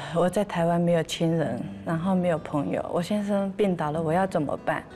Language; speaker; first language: Chinese; native; Chinese